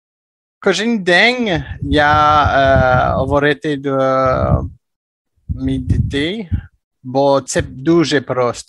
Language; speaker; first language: Ukrainian; non-native, learner; French